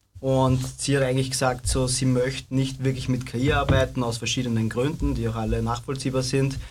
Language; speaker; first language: German; native; German